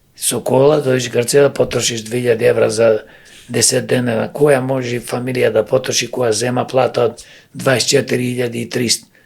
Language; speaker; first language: Macedonian; native; Macedonian